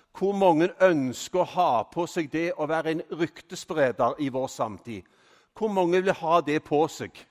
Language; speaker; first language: Norwegian; native; Norwegian